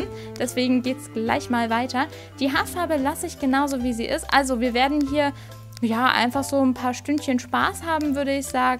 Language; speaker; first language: German; native; German